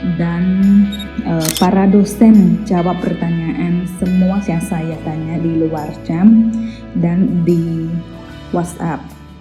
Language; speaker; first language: Indonesian; non-native, learner; Khmer